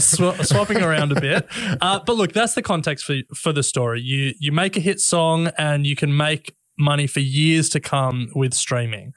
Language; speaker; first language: English; native; English